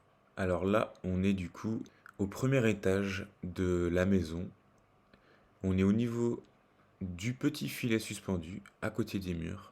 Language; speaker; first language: French; native; French